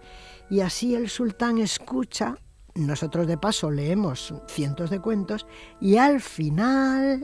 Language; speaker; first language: Spanish; native; Spanish